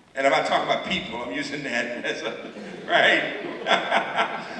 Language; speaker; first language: English; native; English